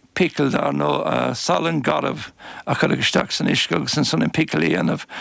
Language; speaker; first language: Irish; native; Irish